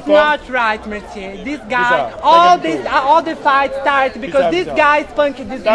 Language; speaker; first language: English; non-native, learner; Spanish